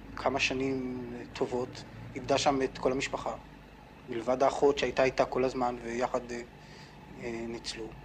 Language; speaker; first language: Hebrew; native; Hebrew